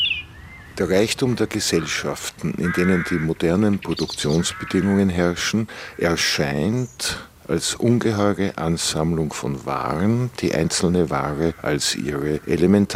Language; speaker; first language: German; native; German